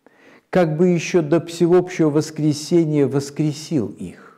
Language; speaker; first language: Russian; native; Russian